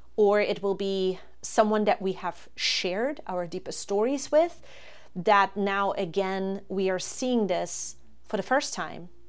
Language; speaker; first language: English; non-native, fluent; German